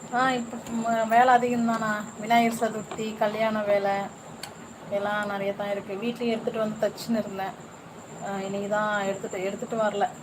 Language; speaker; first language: Tamil; non-native, local second language; Telugu